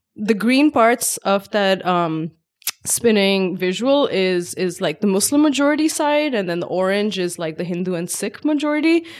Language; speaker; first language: English; non-native, local second language; Urdu